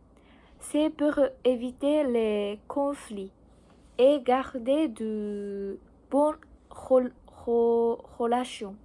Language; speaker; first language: French; non-native, learner; Japanese